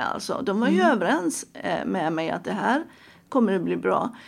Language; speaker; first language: Swedish; non-native, fluent; Persian